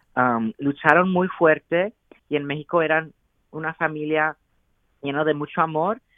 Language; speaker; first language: Spanish; early bilingual, heritage; Spanish